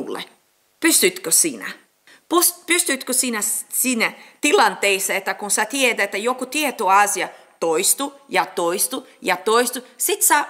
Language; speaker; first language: Finnish; non-native, learner; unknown